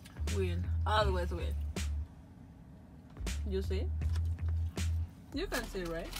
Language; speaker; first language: English; non-native, learner; Spanish